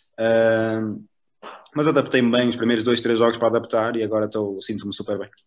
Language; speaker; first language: Portuguese; native; Portuguese